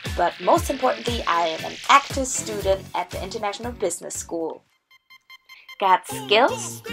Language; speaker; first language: English; non-native, fluent; German